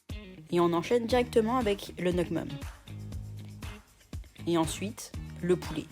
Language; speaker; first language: French; native; French